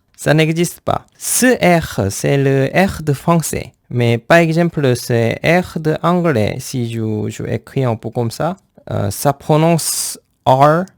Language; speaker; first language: French; non-native, fluent; Korean